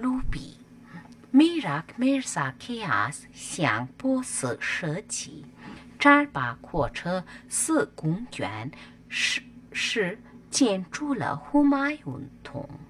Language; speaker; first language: Chinese; non-native, learner; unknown